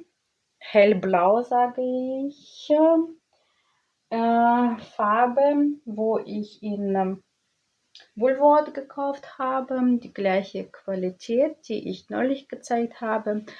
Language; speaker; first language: German; non-native, learner; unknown